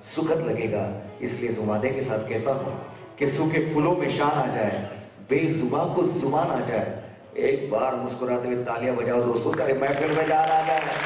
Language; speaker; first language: Hindi; non-native, local second language; Kachhi